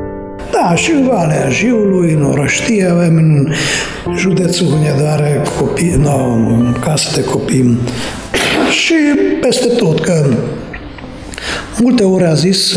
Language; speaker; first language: Romanian; non-native, fluent; Hungarian